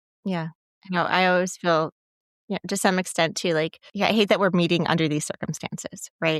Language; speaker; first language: English; native; English